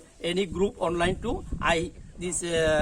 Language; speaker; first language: English; non-native, learner; Bangla